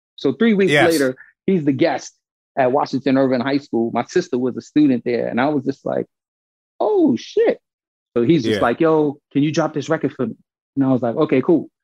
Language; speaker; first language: English; native; English